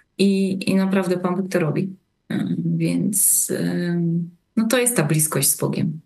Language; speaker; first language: Polish; native; Polish